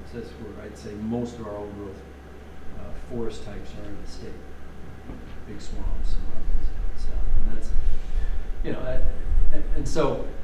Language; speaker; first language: English; native; English